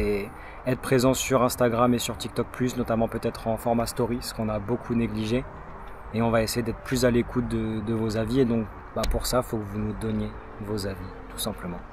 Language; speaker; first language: French; native; French